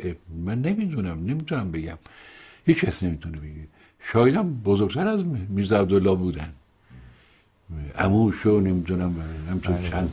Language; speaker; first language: Persian; native; Persian